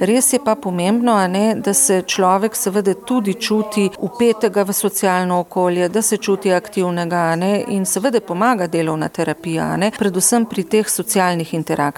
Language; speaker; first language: Slovenian; native; Slovenian